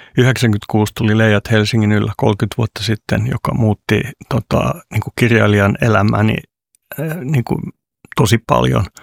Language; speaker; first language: Finnish; non-native, local second language; Swedish